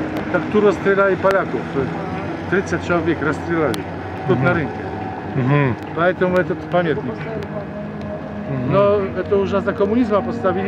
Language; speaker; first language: Russian; non-native, learner; Polish